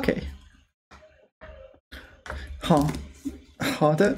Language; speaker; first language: Chinese; non-native, learner; English